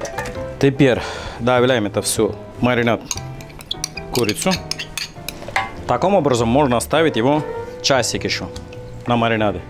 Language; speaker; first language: Russian; non-native, learner; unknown